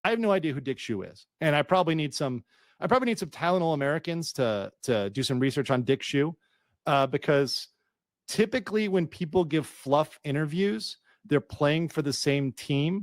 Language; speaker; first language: English; native; English